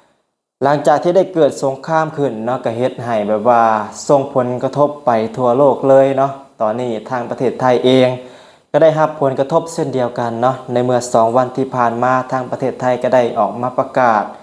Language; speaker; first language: Thai; non-native, local second language; Northeastern Thai